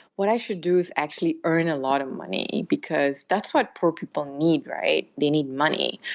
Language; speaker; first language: English; native; English